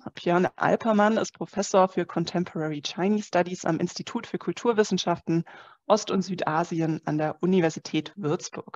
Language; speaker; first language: German; native; German